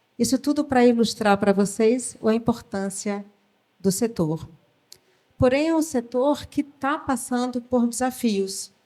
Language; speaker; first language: Portuguese; early bilingual, other home language; French